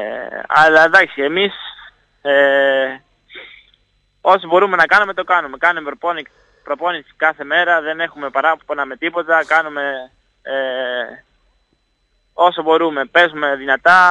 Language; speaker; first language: Greek; non-native, fluent; Italian